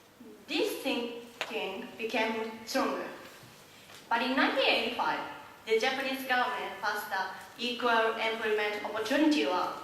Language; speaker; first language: English; non-native, learner; Japanese